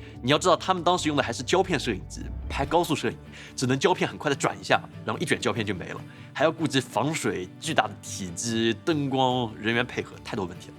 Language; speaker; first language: Chinese; native; Chinese